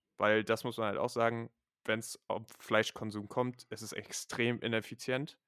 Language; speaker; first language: German; native; German